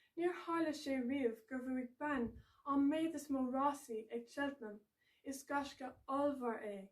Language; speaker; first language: Irish; non-native, local second language; English